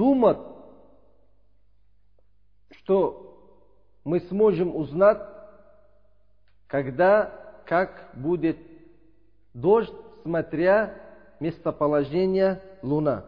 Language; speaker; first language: Russian; non-native, learner; Uzbek